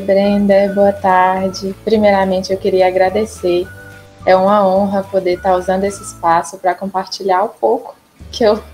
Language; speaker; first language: Portuguese; native; Portuguese